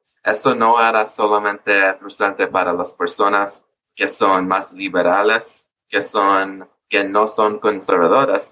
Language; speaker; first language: Spanish; early bilingual, heritage; English